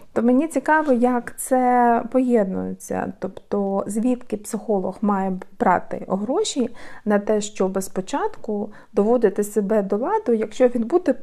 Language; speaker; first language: Ukrainian; native; Ukrainian